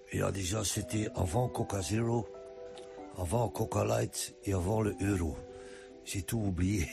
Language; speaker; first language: French; non-native, fluent; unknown